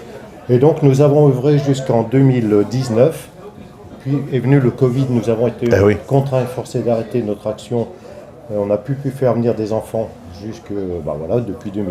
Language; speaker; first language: French; native; French